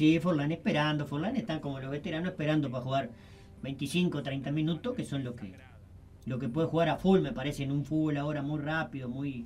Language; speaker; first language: Spanish; native; Spanish